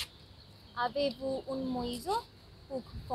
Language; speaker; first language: French; non-native, learner; Bangla